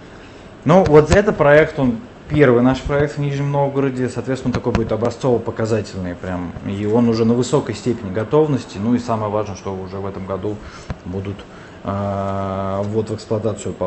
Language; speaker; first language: Russian; native; Russian